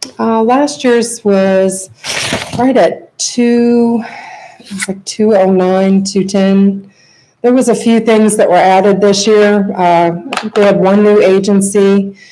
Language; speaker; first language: English; native; English